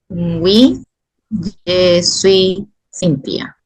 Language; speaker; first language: French; non-native, learner; Spanish